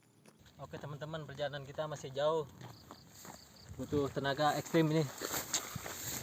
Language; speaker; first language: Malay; non-native, local second language; Sundanese